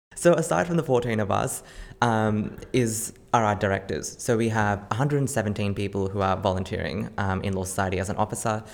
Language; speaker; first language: English; native; English